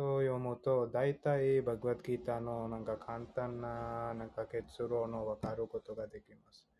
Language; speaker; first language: Japanese; non-native, fluent; Hindi